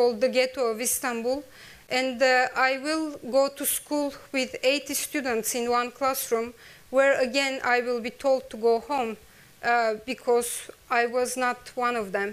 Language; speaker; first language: English; non-native, fluent; Turkish